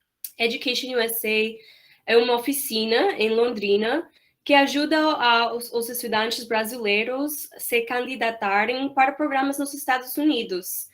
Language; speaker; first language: Portuguese; non-native, fluent; English